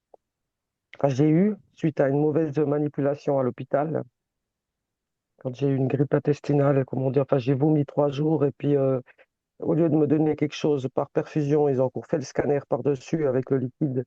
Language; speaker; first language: French; native; French